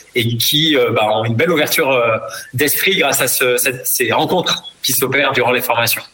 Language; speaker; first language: French; native; French